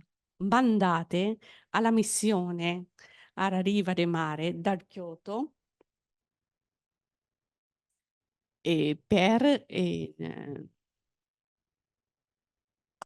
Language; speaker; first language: Italian; non-native, fluent; Japanese